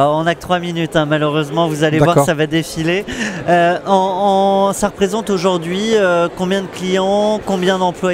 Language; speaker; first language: French; native; French